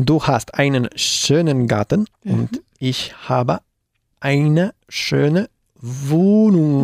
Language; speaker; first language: German; non-native, learner; Spanish